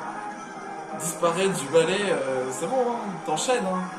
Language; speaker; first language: French; native; French